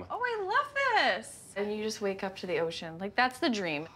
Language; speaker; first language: English; native; English